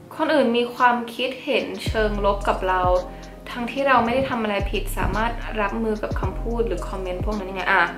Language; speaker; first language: Thai; early bilingual, heritage; Thai